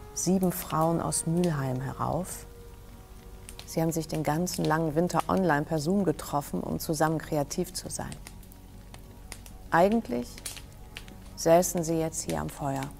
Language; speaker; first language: German; native; German